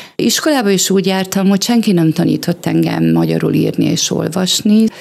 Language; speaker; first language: Hungarian; native; Hungarian